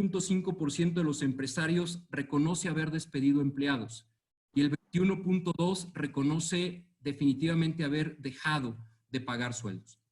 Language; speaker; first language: Spanish; native; Spanish